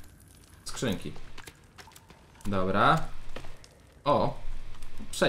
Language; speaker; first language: Polish; native; Polish